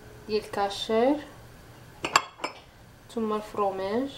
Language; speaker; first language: Arabic; native; Arabic